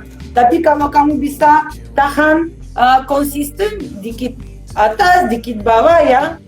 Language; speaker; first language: Indonesian; non-native, fluent; Russian